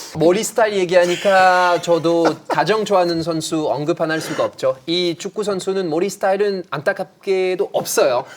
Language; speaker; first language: Korean; non-native, fluent; French